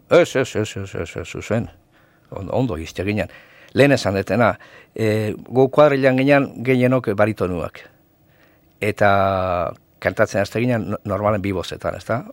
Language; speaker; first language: Basque; native; Basque